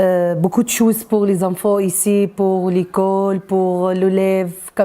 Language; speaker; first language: French; non-native, learner; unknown